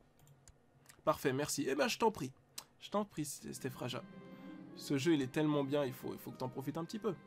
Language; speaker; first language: French; native; French